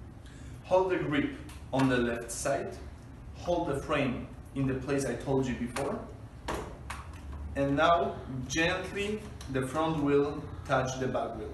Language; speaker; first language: English; non-native, fluent; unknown